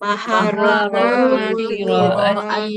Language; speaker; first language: Arabic; non-native, learner; Malay